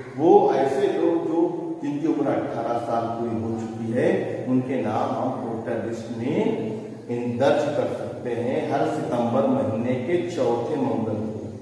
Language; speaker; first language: Urdu; native; Urdu